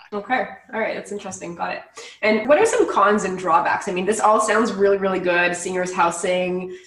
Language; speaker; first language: English; native; English